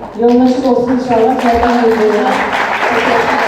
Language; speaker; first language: Turkish; native; Turkish